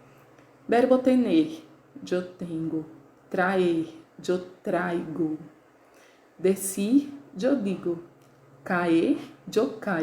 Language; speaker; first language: Spanish; non-native, learner; Portuguese